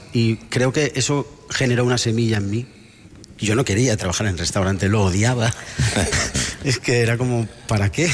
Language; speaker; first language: Spanish; non-native, local second language; Catalan